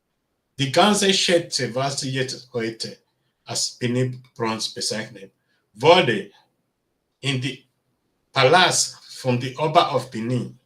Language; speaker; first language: German; non-native, learner; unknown